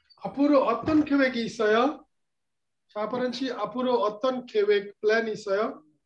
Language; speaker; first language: Korean; non-native, fluent; Bangla